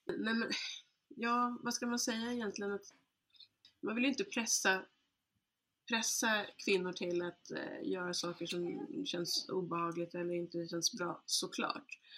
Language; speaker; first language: Swedish; early bilingual, other home language; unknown